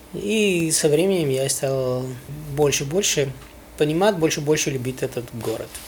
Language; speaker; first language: Russian; non-native, fluent; Spanish